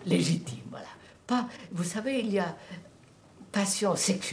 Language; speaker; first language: French; non-native, fluent; Telugu